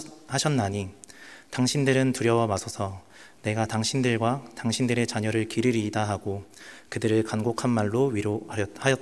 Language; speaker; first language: Korean; native; Korean